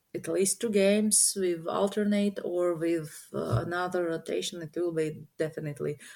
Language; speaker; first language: English; non-native, learner; Latvian